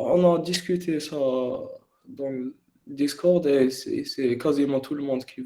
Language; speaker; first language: French; non-native, local second language; Arabic